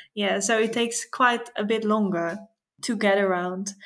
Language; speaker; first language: English; non-native, fluent; Dutch